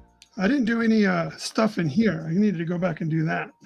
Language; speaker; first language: English; native; English